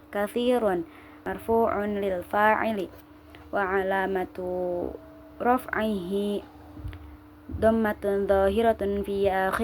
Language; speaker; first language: Arabic; non-native, learner; Indonesian